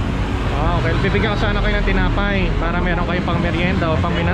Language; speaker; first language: Filipino; native; Filipino